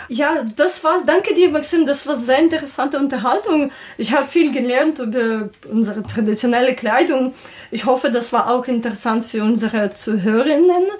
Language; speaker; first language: German; non-native, learner; Ukrainian